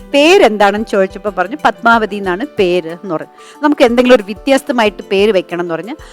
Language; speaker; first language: Malayalam; native; Malayalam